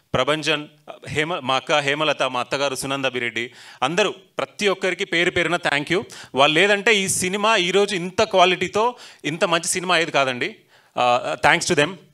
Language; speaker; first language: Telugu; native; Telugu